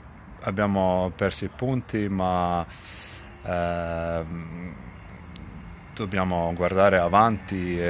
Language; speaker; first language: Italian; non-native, fluent; Serbian